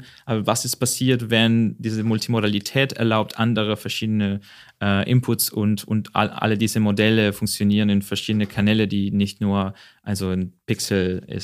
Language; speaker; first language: German; non-native, fluent; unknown